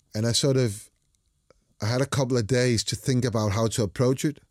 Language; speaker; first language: English; non-native, fluent; Danish